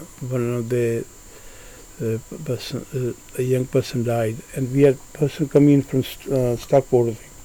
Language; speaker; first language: English; early bilingual, other home language; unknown